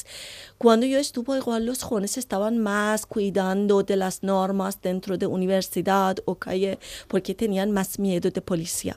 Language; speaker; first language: Spanish; non-native, learner; Persian